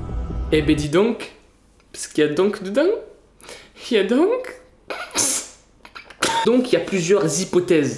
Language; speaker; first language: French; native; French